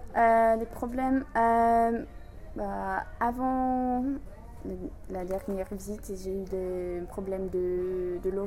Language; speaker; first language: French; non-native, learner; English